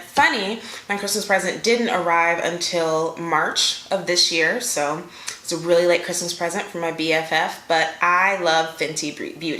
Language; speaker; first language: English; native; English